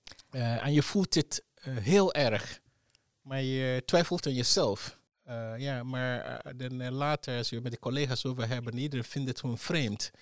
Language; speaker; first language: Dutch; non-native, fluent; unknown